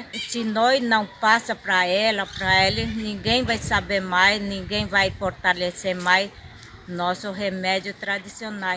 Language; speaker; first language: Portuguese; non-native, local second language; Guarani